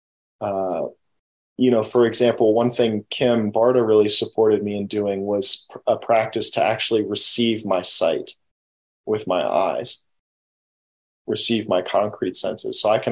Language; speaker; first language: English; native; English